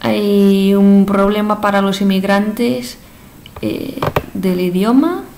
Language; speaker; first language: Spanish; non-native, fluent; English